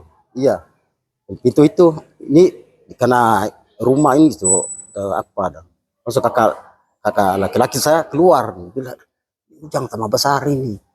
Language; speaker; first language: Indonesian; non-native, local second language; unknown